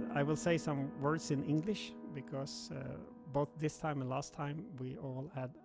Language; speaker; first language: English; non-native, fluent; Swedish